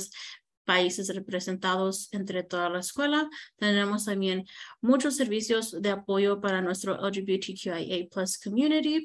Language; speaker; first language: Spanish; early bilingual, heritage; Spanish